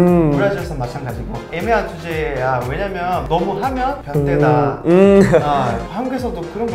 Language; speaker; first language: Korean; non-native, fluent; Portuguese